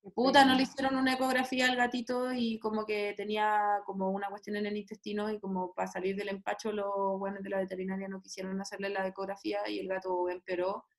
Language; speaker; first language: Spanish; native; Spanish